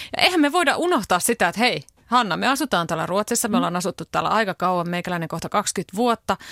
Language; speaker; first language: Finnish; native; Finnish